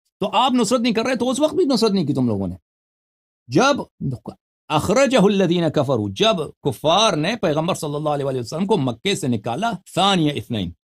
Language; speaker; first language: Urdu; non-native, fluent; Persian